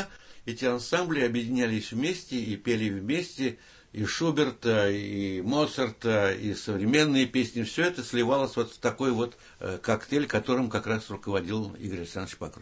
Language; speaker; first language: Russian; native; Russian